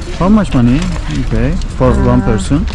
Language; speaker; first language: English; non-native, learner; Turkish